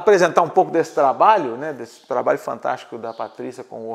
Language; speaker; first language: Portuguese; native; Portuguese